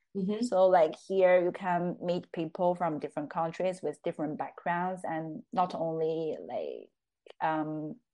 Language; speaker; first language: English; non-native, fluent; Chinese